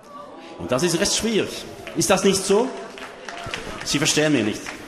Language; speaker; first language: German; non-native, learner; Norwegian